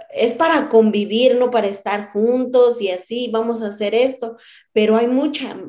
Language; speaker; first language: Spanish; non-native, local second language; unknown